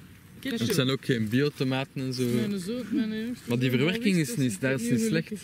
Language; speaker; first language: Dutch; native; Dutch